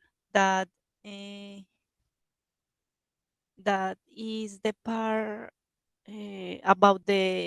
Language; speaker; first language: English; non-native, learner; Spanish